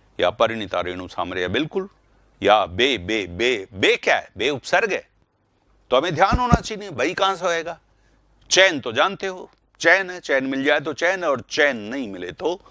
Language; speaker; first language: Hindi; native; Hindi